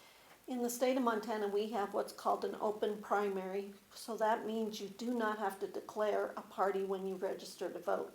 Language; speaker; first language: English; native; English